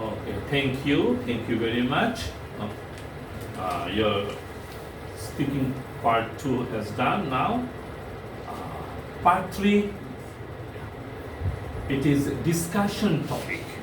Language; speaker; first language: English; non-native, fluent; Bangla